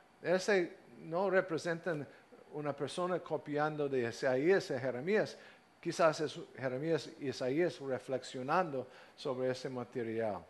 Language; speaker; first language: Spanish; non-native, fluent; English